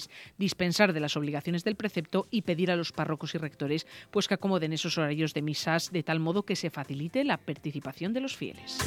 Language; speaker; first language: Spanish; native; Spanish